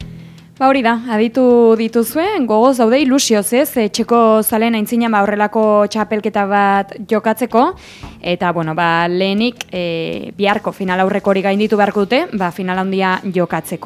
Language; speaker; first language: Basque; native; Basque